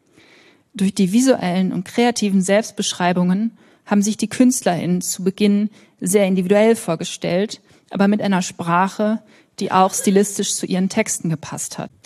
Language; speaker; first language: German; native; German